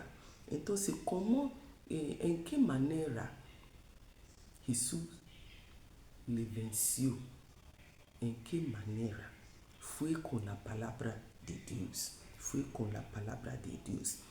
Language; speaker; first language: Spanish; non-native, fluent; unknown